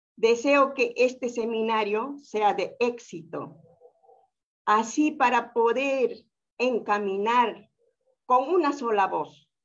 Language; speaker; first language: Spanish; native; Spanish